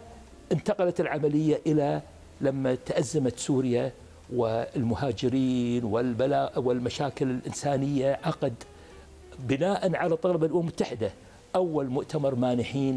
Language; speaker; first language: Arabic; native; Arabic